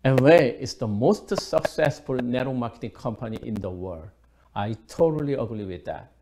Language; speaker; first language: English; non-native, fluent; Korean